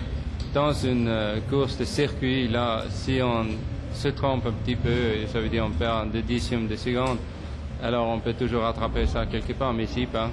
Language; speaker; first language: French; non-native, fluent; Swedish